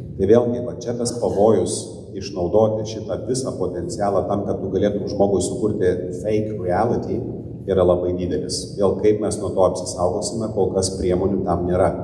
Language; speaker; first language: Lithuanian; non-native, local second language; Polish